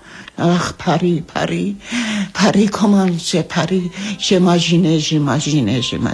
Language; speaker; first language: French; early bilingual, other home language; Armenian